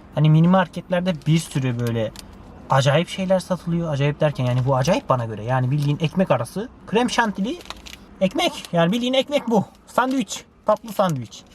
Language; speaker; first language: Turkish; early bilingual, heritage; Turkish